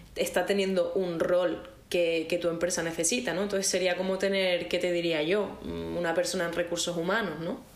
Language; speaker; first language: Spanish; native; Spanish